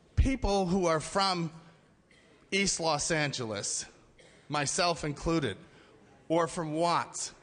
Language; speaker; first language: English; native; English